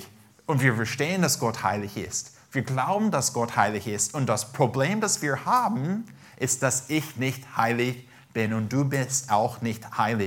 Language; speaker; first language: German; non-native, fluent; English